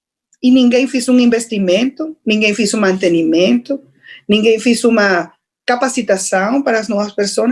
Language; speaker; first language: Portuguese; non-native, fluent; Spanish